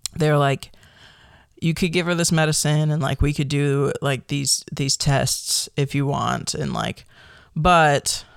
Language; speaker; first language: English; native; English